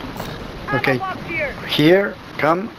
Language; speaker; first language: English; non-native, learner; Spanish